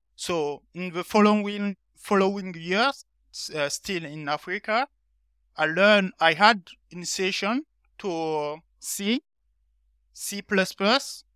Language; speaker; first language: English; non-native, learner; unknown